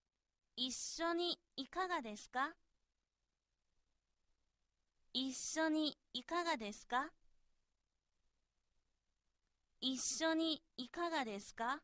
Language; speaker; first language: Japanese; non-native, fluent; Chinese